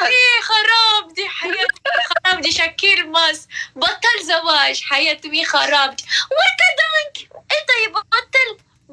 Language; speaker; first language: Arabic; non-native, learner; Pashto